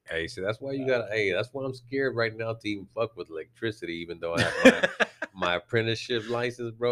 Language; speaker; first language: English; early bilingual, other home language; Spanish